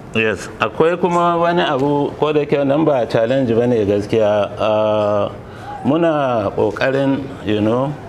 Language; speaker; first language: Hausa; native; Hausa